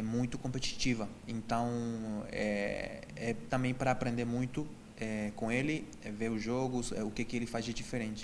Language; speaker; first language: Portuguese; non-native, fluent; Spanish